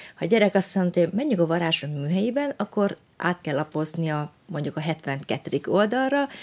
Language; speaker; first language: Hungarian; early bilingual, other home language; Vietnamese